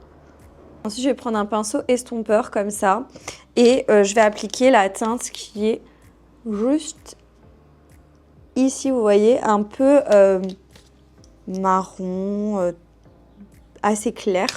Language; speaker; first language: French; native; French